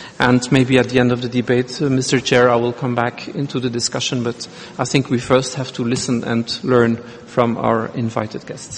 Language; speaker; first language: English; non-native, fluent; Dutch